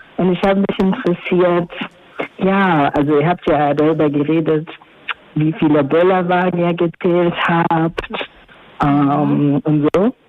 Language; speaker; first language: German; non-native, learner; Swahili